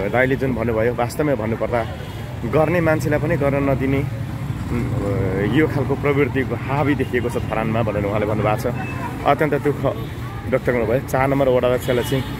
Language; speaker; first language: Nepali; native; Nepali